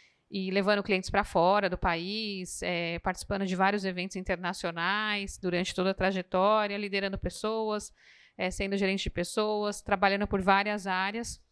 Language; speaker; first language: Portuguese; native; Portuguese